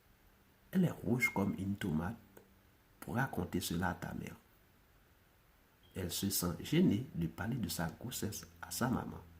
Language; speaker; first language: French; non-native, local second language; Haitian Creole